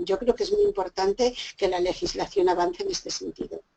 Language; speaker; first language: Spanish; native; Spanish